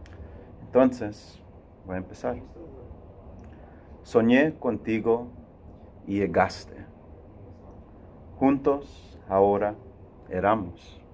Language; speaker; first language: Spanish; early bilingual, heritage; Spanish